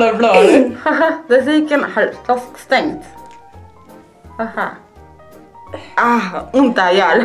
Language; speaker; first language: Swedish; native; Swedish